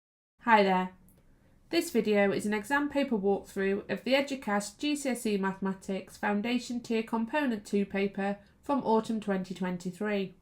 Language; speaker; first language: English; native; English